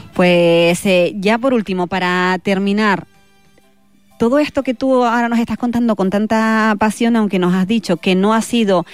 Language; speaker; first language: Spanish; native; Spanish